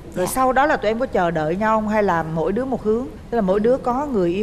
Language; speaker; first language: Vietnamese; native; Vietnamese